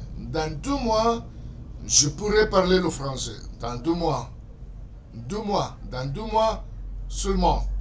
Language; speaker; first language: French; non-native, fluent; Spanish